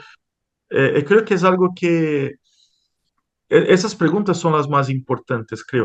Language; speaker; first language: Spanish; non-native, fluent; Portuguese